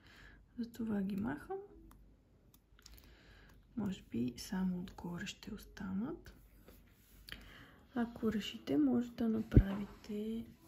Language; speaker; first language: Bulgarian; native; Bulgarian